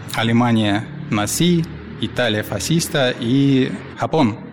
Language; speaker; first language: Spanish; non-native, fluent; Russian